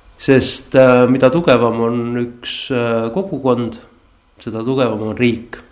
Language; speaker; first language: Estonian; native; Estonian